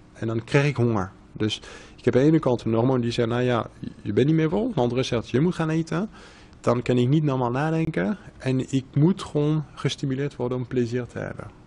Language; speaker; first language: Dutch; non-native, fluent; French